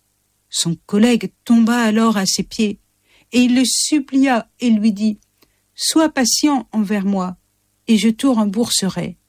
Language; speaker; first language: French; native; French